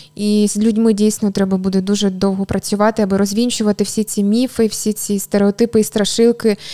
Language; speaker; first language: Ukrainian; native; Ukrainian